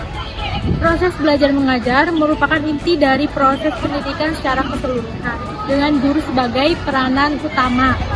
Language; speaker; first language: Indonesian; native; Indonesian